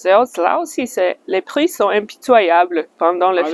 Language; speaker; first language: French; non-native, fluent; Slovak